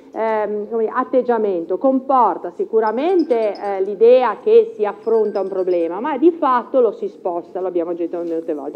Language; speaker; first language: Italian; native; Italian